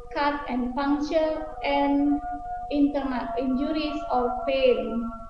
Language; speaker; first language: English; non-native, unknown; Indonesian